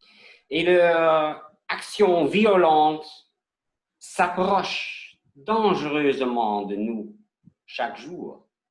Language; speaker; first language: French; non-native, learner; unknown